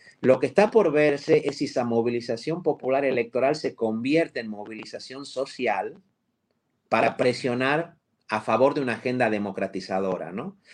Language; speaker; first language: Spanish; native; Spanish